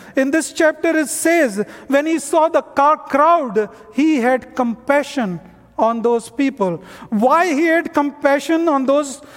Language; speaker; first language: English; non-native, local second language; Hindi